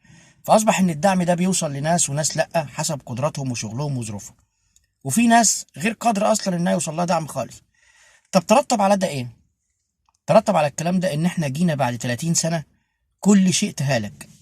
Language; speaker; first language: Arabic; native; Arabic